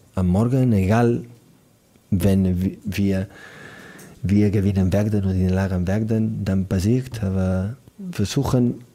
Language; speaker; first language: German; non-native, learner; Catalan